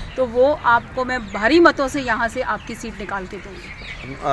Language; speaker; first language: Hindi; native; Hindi